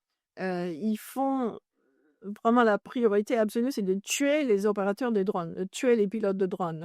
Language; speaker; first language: French; non-native, fluent; English